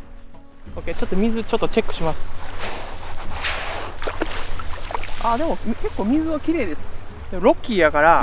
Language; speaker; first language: Japanese; native; Japanese